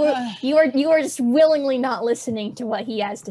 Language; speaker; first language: English; native; English